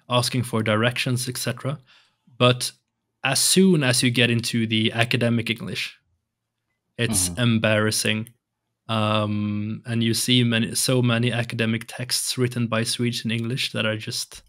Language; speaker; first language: English; non-native, fluent; Swedish